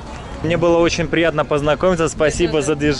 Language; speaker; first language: Russian; native; Russian